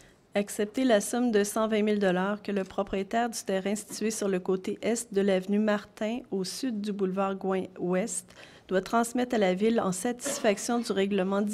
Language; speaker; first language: French; native; French